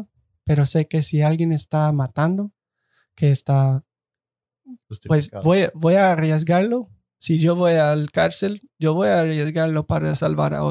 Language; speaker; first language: Spanish; non-native, fluent; English